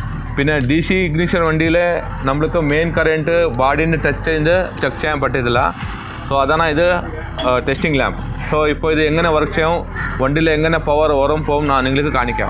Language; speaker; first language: Malayalam; non-native, fluent; Tamil